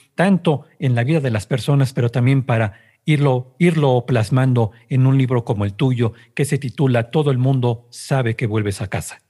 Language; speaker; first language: Spanish; native; Spanish